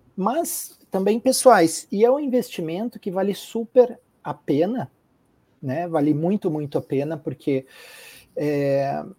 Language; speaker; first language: Portuguese; native; Portuguese